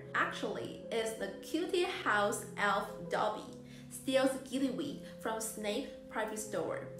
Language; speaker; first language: English; non-native, fluent; Chinese